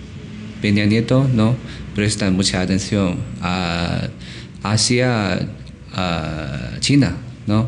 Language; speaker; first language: Spanish; non-native, learner; Chinese